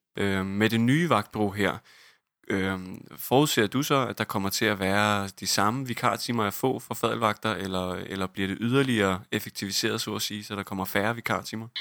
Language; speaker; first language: Danish; native; Danish